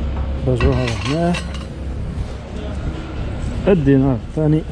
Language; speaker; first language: Arabic; native; Arabic